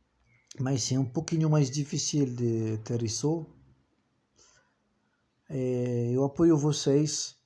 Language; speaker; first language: Portuguese; non-native, learner; French